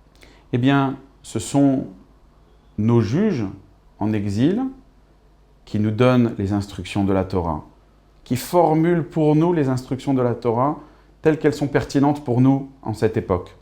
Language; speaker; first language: French; native; French